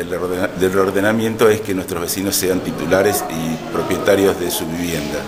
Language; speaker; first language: Spanish; native; Spanish